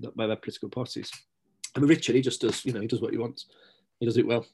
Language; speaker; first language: English; native; English